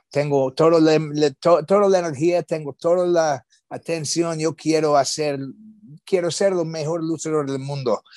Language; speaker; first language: Spanish; non-native, learner; English